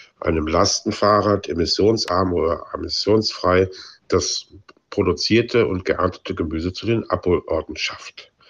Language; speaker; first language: German; native; German